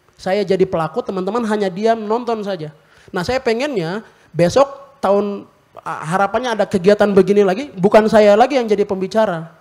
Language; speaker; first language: Indonesian; native; Indonesian